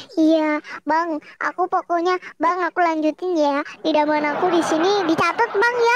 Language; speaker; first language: Indonesian; native; Indonesian